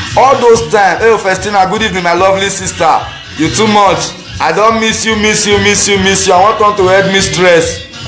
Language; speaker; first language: Nigerian Pidgin; non-native, local second language; Bini